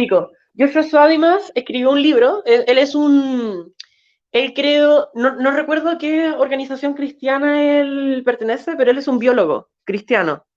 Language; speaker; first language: Spanish; native; Spanish